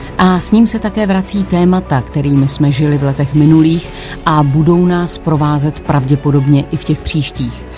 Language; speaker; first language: Czech; native; Czech